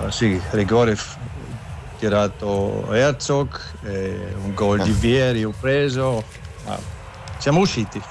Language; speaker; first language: Italian; non-native, learner; German